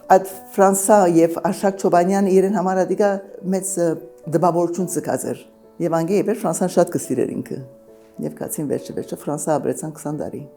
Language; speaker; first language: Armenian; early bilingual, heritage; Armenian